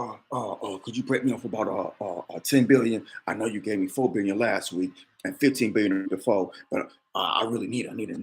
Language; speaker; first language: English; native; English